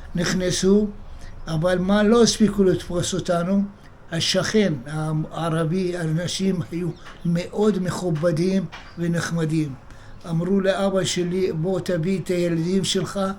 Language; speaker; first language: Hebrew; early bilingual, other home language; Arabic